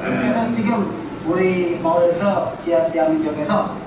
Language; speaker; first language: Korean; non-native, learner; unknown